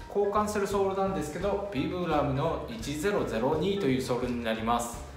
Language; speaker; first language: Japanese; native; Japanese